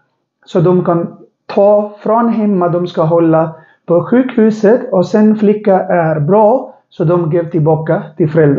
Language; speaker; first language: Swedish; non-native, learner; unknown